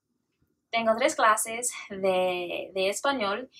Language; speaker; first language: Spanish; non-native, learner; English